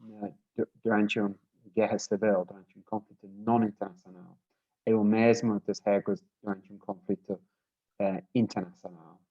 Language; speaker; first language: Portuguese; non-native, learner; English